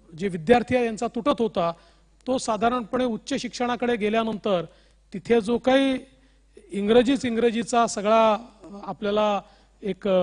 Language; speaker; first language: Marathi; native; Marathi